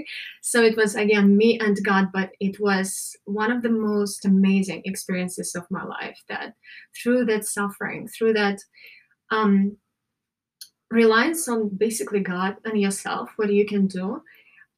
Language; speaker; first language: English; non-native, fluent; Ukrainian